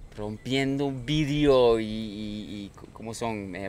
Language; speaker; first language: Spanish; non-native, fluent; English